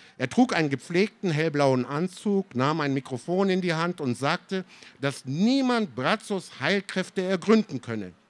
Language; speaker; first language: German; early bilingual, other home language; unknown